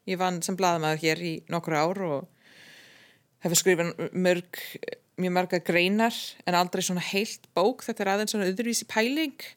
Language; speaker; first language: Icelandic; non-native, fluent; English